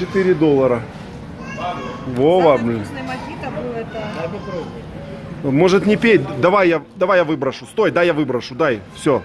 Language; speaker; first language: Russian; native; Russian